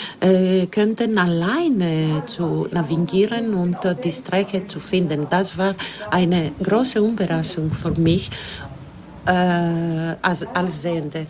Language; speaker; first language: German; non-native, learner; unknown